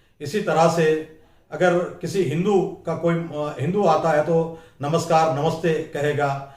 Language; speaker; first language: Urdu; native; Urdu